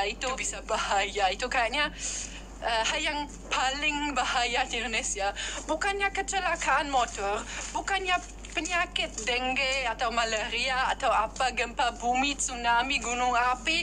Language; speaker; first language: Indonesian; non-native, fluent; German